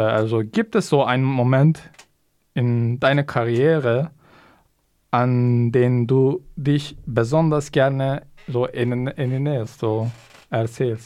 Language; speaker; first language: German; non-native, fluent; Kurdish